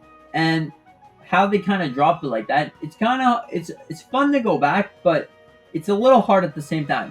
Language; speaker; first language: English; native; English